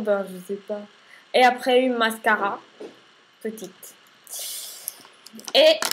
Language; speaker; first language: French; non-native, learner; Spanish